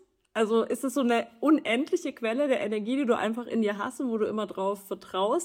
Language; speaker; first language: German; native; German